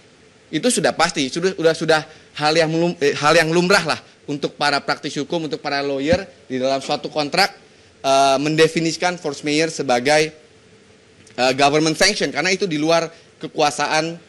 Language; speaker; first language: Indonesian; native; Indonesian